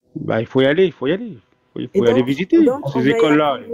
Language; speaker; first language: French; non-native, local second language; Arabic